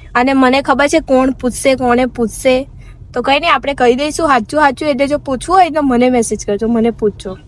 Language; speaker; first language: Gujarati; native; Gujarati